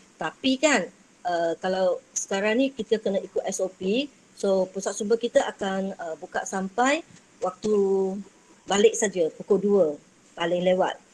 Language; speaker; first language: Malay; non-native, local second language; Chinese